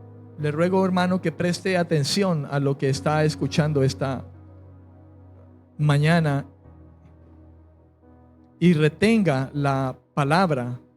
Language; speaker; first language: Spanish; native; Spanish